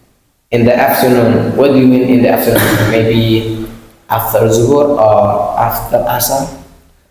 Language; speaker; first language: English; non-native, learner; Indonesian